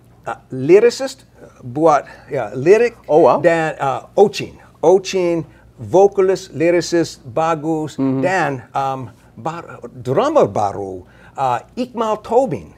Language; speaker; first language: Indonesian; non-native, learner; English